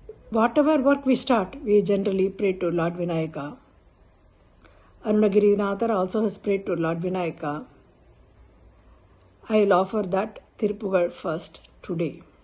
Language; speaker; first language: English; non-native, local second language; Tamil